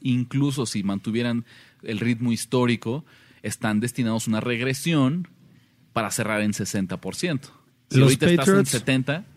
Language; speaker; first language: Spanish; native; Spanish